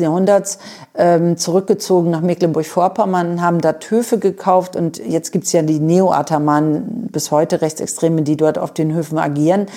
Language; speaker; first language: German; native; German